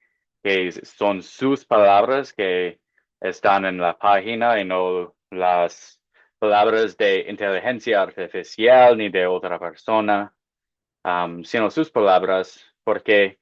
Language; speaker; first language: Spanish; non-native, fluent; English